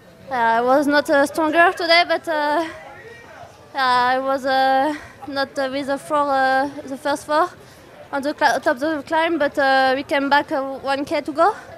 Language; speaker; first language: English; non-native, learner; French